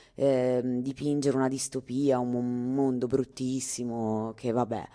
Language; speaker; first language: Italian; native; Italian